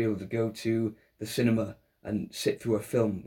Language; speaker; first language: English; native; English